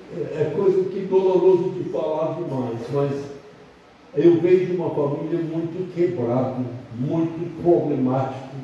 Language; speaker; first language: Portuguese; non-native, fluent; English